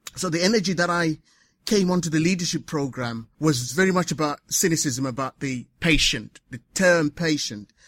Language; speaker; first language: English; non-native, local second language; Shona